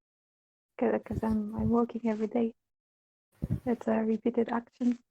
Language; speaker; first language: English; non-native, learner; Polish